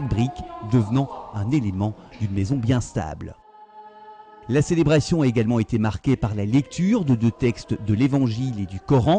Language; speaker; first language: French; native; French